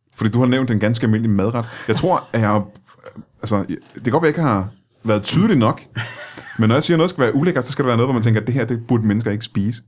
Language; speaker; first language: Danish; native; Danish